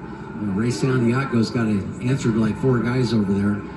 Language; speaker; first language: English; native; English